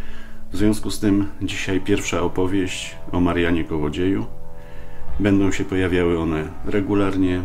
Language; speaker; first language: Polish; native; Polish